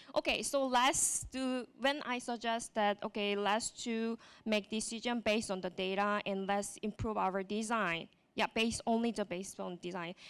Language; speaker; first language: English; non-native, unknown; Korean